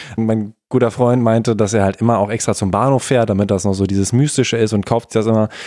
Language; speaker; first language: German; native; German